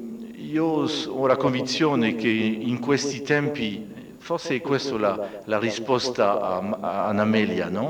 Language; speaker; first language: Italian; non-native, fluent; French